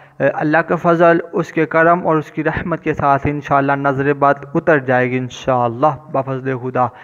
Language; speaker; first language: Urdu; non-native, local second language; Punjabi